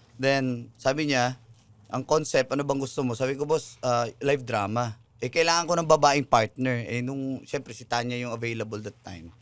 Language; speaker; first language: Filipino; non-native, local second language; Cebuano